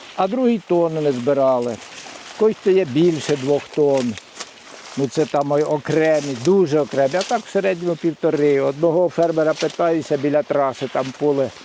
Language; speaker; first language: Ukrainian; native; Ukrainian